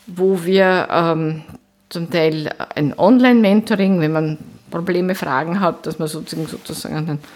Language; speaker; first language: German; native; German